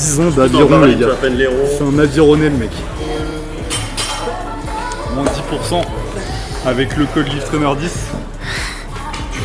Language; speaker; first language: French; native; French